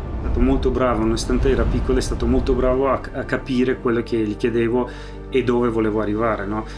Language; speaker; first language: Italian; non-native, fluent; Romanian